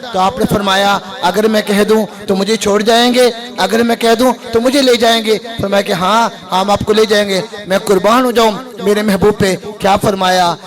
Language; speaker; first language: Urdu; non-native, local second language; Punjabi